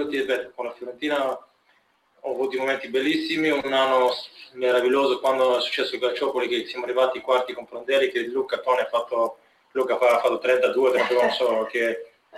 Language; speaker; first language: Italian; non-native, fluent; Bulgarian